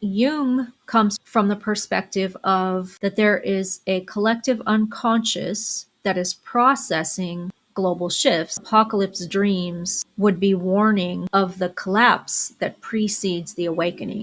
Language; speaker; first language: English; native; English